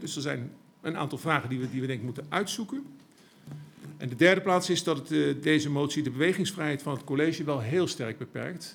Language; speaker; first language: Dutch; native; Dutch